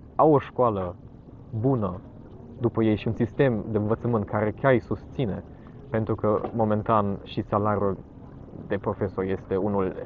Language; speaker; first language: Romanian; non-native, fluent; German